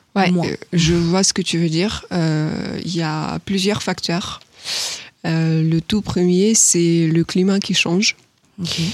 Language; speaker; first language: French; non-native, fluent; Ukrainian